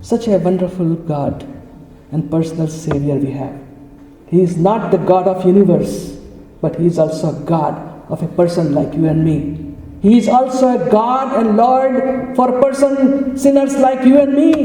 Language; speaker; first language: English; non-native, local second language; Gujarati